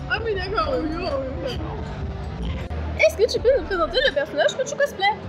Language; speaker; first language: French; native; French